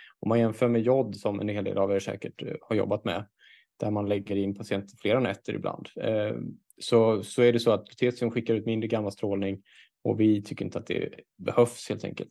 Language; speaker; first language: Swedish; native; Swedish